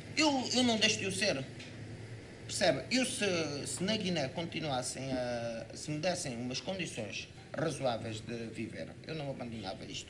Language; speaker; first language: Portuguese; native; Portuguese